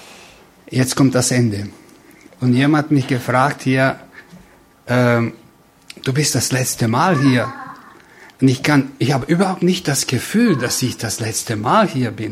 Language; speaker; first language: German; non-native, fluent; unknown